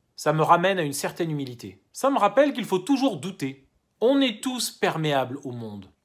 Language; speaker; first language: French; native; French